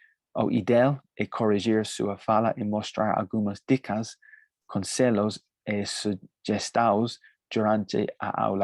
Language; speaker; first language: Portuguese; non-native, fluent; Spanish